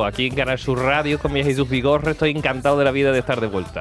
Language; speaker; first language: Spanish; non-native, learner; English